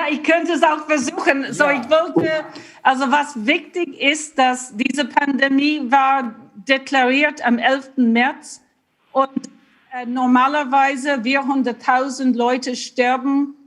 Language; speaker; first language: German; non-native, learner; English